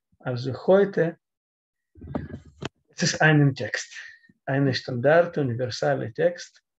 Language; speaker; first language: German; non-native, learner; Russian